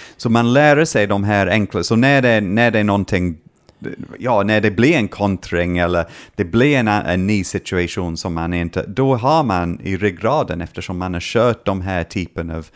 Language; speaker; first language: Swedish; non-native, learner; English